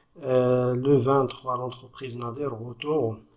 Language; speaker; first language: French; non-native, local second language; Arabic